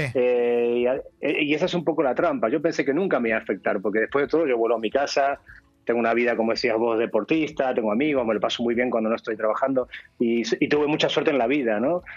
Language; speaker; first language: Spanish; native; Spanish